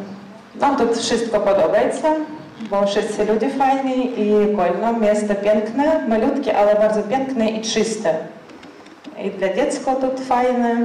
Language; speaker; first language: Polish; non-native, learner; Ukrainian